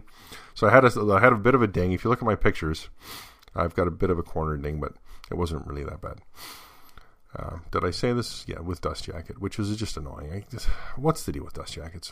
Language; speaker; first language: English; native; English